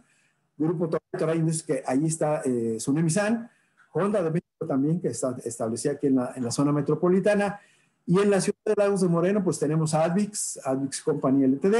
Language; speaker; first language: Spanish; native; Spanish